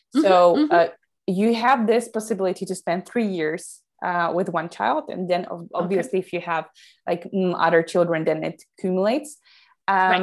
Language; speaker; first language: English; non-native, fluent; Slovak